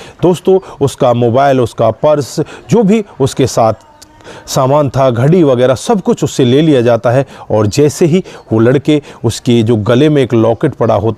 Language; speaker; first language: Hindi; native; Hindi